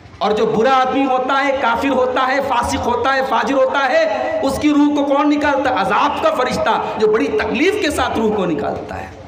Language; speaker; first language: Urdu; native; Urdu